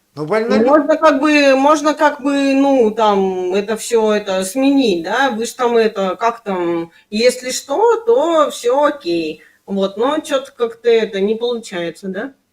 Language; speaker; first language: Russian; native; Russian